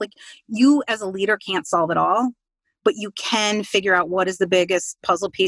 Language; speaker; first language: English; native; English